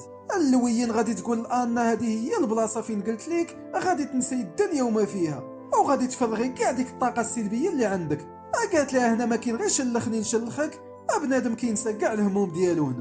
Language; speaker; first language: Arabic; native; Arabic